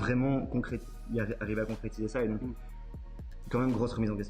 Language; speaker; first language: French; native; French